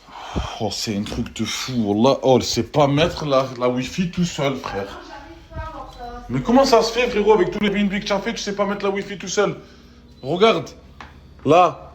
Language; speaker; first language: French; native; French